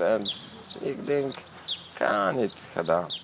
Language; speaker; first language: Dutch; non-native, learner; Polish